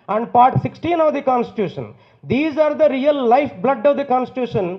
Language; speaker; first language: English; non-native, local second language; Telugu